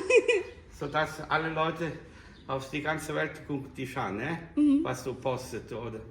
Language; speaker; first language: German; non-native, learner; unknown